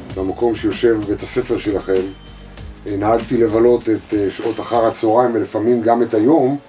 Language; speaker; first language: Hebrew; native; Hebrew